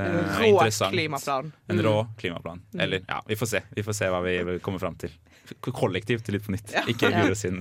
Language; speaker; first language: Norwegian; native; Norwegian